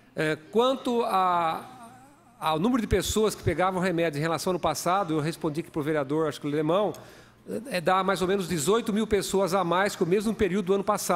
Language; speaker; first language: Portuguese; native; Portuguese